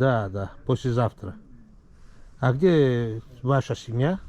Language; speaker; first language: Russian; non-native, fluent; Greek